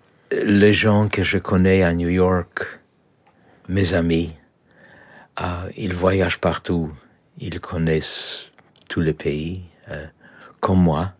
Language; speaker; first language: French; non-native, learner; Polish